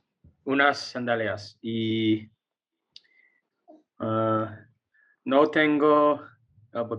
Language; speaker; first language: Spanish; non-native, learner; English